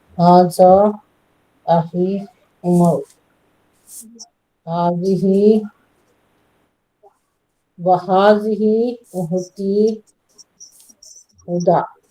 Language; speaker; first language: Arabic; non-native, learner; Divehi